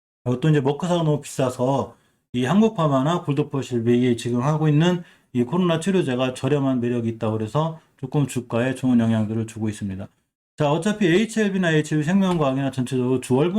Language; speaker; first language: Korean; native; Korean